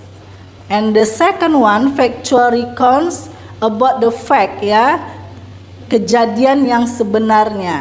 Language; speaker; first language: English; non-native, learner; Indonesian